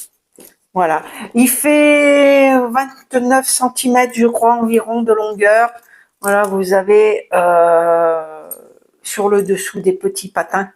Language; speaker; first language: French; native; French